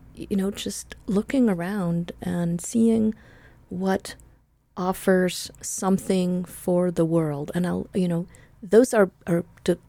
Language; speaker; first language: English; non-native, fluent; Spanish